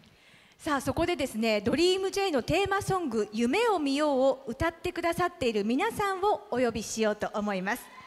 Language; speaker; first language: Japanese; native; Japanese